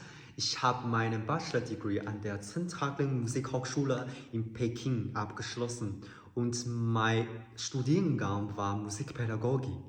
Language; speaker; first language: German; non-native, learner; Chinese